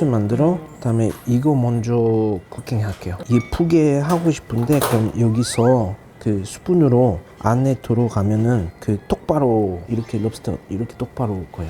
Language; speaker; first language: Korean; non-native, learner; French